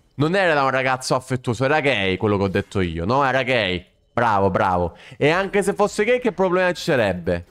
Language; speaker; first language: Italian; native; Italian